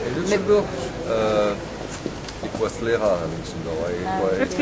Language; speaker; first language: Dutch; non-native, learner; French